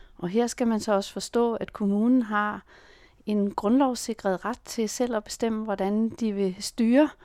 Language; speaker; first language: Danish; native; Danish